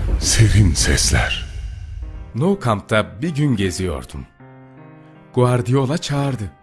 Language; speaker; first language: Turkish; native; Turkish